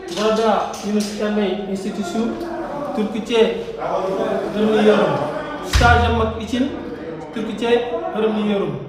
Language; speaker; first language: Turkish; non-native, learner; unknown